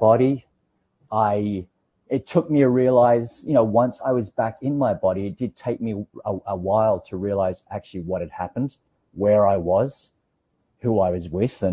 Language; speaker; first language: English; native; English